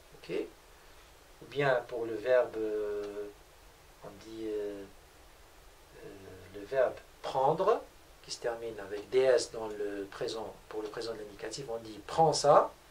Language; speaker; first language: French; non-native, local second language; Arabic